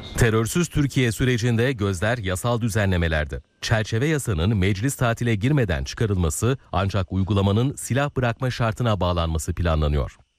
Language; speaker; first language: Turkish; native; Turkish